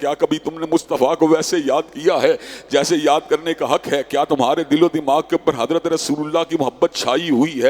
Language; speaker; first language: Urdu; native; Urdu